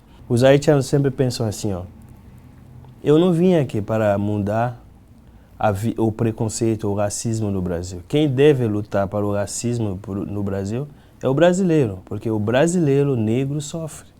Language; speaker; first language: Portuguese; non-native, fluent; Haitian Creole